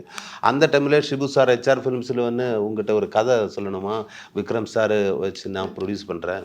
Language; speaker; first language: Tamil; non-native, learner; Malayalam